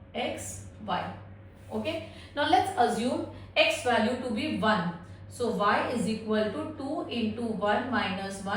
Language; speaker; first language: English; non-native, local second language; Hindi